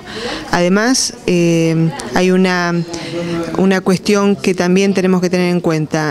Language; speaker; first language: Spanish; native; Spanish